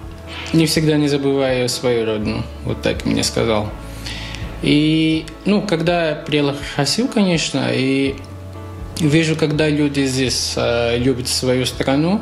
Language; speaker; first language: Russian; non-native, fluent; Portuguese